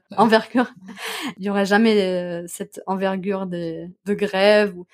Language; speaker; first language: French; non-native, fluent; German